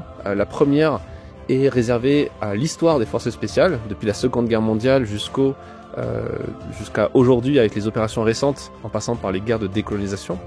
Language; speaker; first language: French; native; French